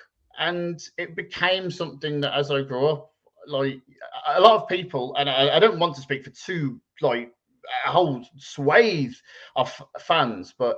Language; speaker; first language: English; native; English